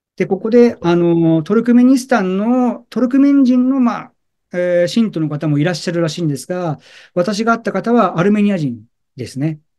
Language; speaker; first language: Japanese; native; Japanese